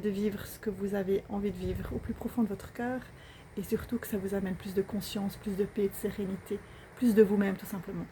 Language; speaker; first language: French; native; French